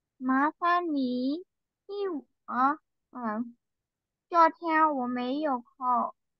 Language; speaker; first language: Chinese; non-native, learner; Thai